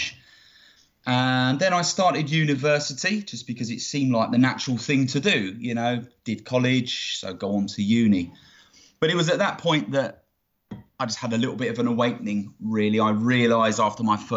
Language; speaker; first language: English; native; English